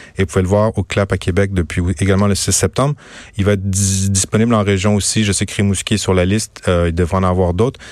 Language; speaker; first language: French; native; French